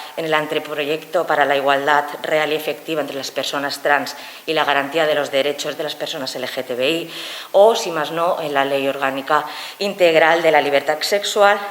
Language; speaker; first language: Spanish; native; Spanish